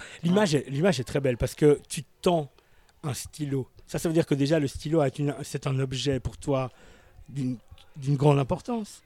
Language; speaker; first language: French; native; French